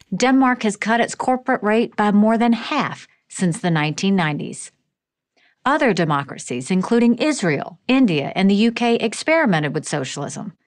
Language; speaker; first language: English; native; English